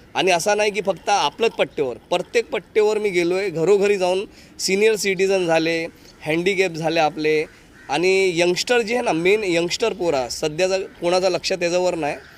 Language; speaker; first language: Marathi; non-native, local second language; Hindi